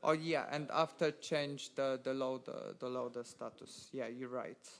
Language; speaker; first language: English; non-native, fluent; Polish